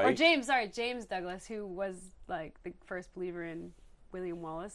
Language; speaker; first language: English; native; English